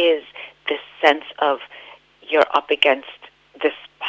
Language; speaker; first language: English; native; English